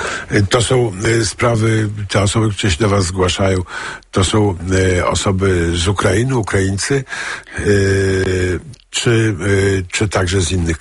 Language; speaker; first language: Polish; native; Polish